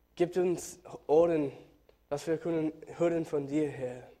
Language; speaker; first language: German; non-native, learner; English